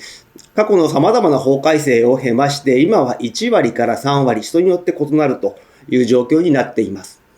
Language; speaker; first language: Japanese; native; Japanese